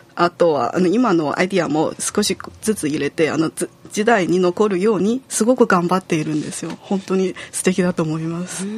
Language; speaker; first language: Japanese; non-native, fluent; Chinese